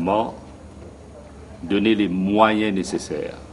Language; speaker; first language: French; non-native, local second language; Morisyen